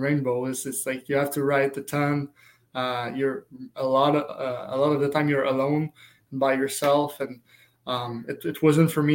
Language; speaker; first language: English; non-native, fluent; French